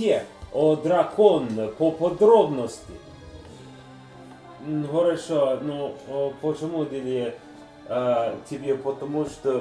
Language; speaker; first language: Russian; non-native, learner; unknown